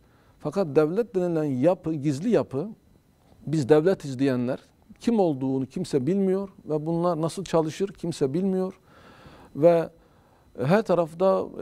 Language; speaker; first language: Turkish; native; Turkish